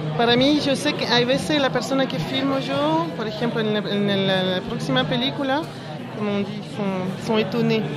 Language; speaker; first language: Spanish; early bilingual, heritage; French